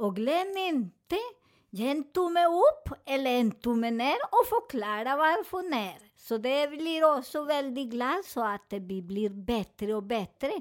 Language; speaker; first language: Swedish; non-native, learner; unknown